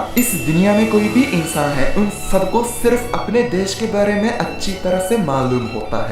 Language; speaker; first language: Hindi; non-native, fluent; Japanese